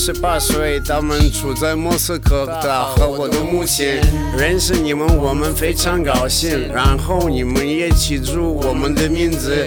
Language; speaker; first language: Chinese; non-native, learner; Russian